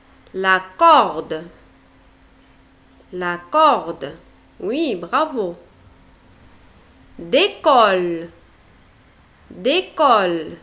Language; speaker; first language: French; non-native, local second language; Arabic